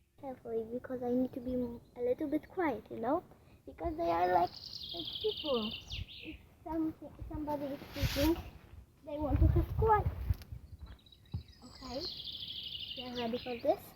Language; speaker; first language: English; non-native, learner; Polish